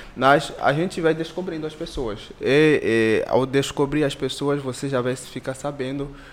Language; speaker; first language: Portuguese; non-native, fluent; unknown